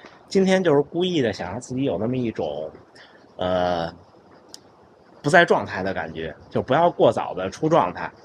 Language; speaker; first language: Chinese; native; Chinese